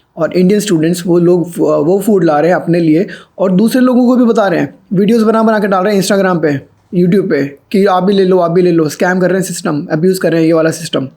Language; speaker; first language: Hindi; native; Hindi